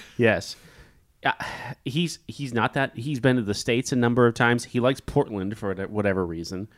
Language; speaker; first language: English; native; English